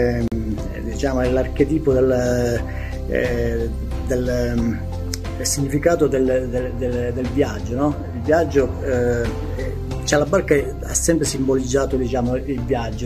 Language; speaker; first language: Italian; native; Italian